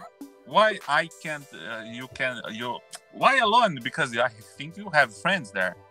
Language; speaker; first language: English; non-native, learner; Portuguese